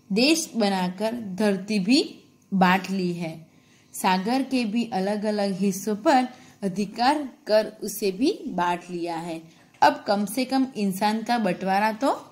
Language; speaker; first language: Hindi; non-native, local second language; Gujarati